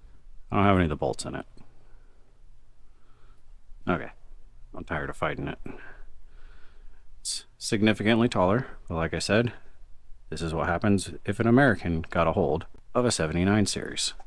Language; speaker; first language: English; native; English